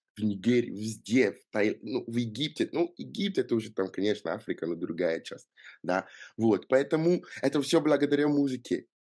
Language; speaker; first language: Russian; non-native, fluent; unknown